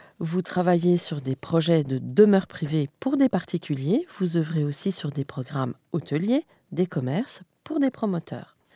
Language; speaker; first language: French; native; French